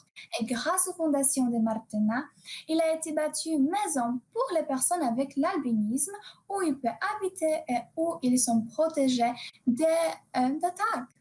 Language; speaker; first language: French; non-native, learner; Polish